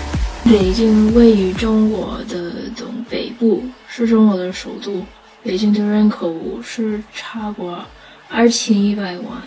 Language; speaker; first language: Chinese; non-native, learner; English